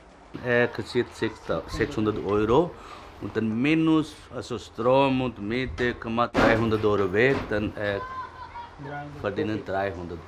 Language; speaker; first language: German; non-native, learner; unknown